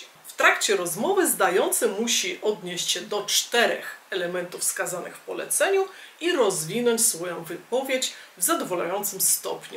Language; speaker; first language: Polish; native; Polish